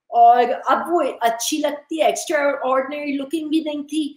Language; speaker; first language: Urdu; early bilingual, heritage; Hindi